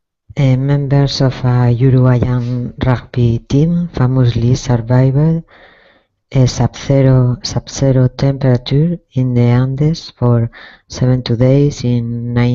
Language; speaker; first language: English; non-native, learner; Spanish